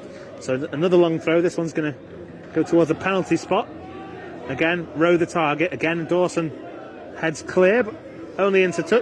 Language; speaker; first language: English; native; English